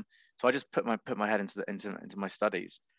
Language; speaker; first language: English; native; English